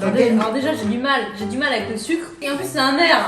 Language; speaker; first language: French; native; French